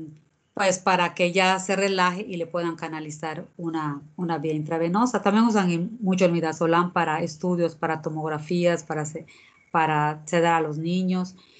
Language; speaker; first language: Spanish; native; Spanish